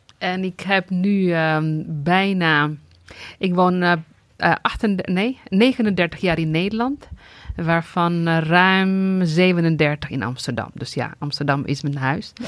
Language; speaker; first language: Dutch; non-native, fluent; Tigrinya